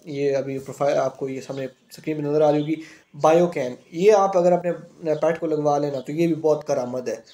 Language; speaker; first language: Urdu; non-native, local second language; Punjabi